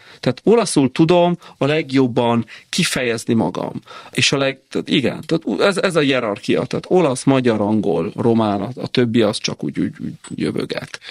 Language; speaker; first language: Hungarian; early bilingual, heritage; Italian